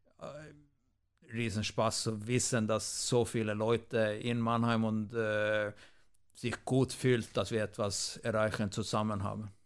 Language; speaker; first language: German; non-native, fluent; Swedish